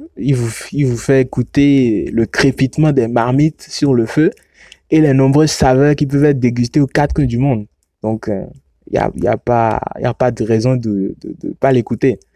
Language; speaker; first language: French; non-native, local second language; Yoruba